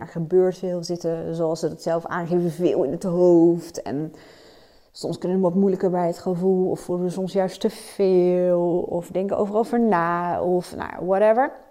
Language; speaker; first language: Dutch; native; Dutch